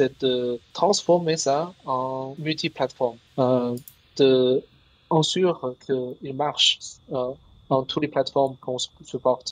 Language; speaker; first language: French; non-native, learner; Chinese